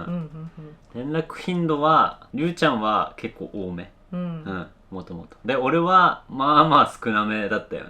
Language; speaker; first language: Japanese; native; Japanese